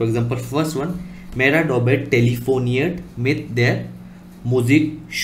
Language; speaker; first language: German; non-native, learner; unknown